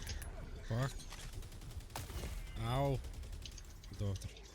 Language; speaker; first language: Icelandic; native; Icelandic